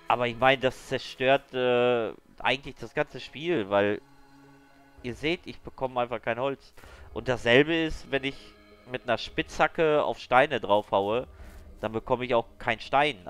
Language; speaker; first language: German; native; German